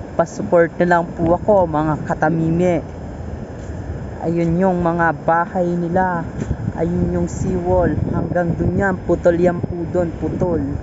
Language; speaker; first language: Filipino; non-native, local second language; Bikol